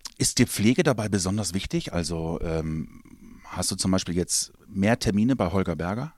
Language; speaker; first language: German; native; German